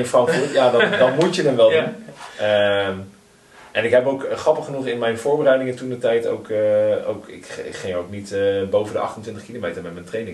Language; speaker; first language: Dutch; native; Dutch